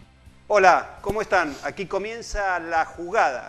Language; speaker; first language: Spanish; native; Spanish